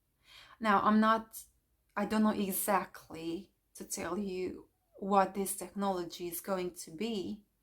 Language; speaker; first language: English; non-native, fluent; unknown